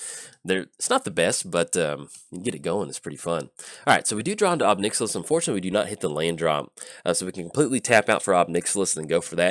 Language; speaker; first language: English; native; English